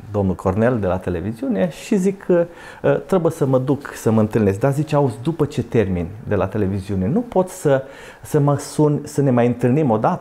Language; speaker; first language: Romanian; native; Romanian